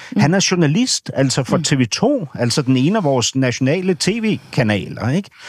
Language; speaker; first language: Danish; native; Danish